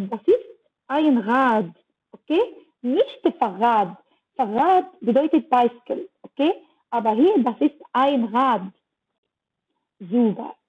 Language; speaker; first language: German; non-native, learner; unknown